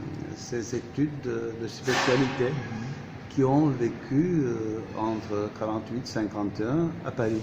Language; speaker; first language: French; non-native, fluent; Turkish